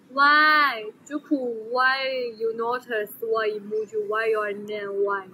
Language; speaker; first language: English; non-native, learner; Chinese